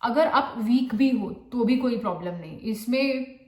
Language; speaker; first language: Hindi; non-native, local second language; Marathi